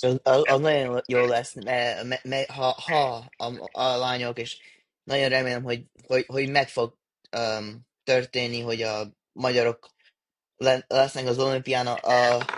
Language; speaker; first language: Hungarian; early bilingual, heritage; English